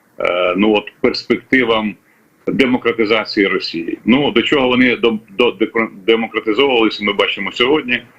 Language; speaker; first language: Ukrainian; native; Ukrainian